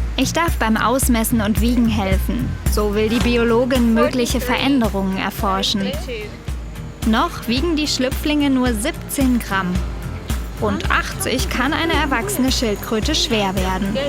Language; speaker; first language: German; native; German